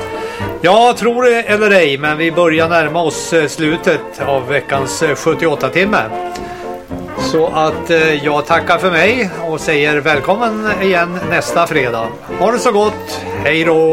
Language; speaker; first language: Swedish; native; Swedish